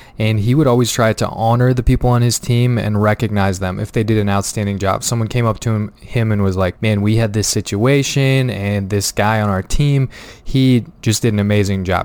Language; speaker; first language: English; native; English